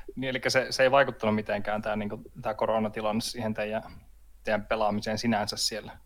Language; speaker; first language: Finnish; native; Finnish